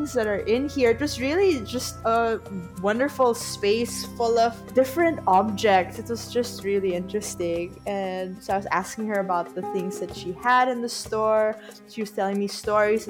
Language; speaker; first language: English; non-native, local second language; Filipino